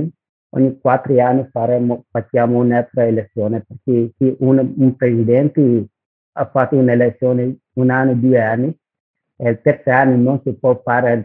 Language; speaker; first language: Italian; non-native, learner; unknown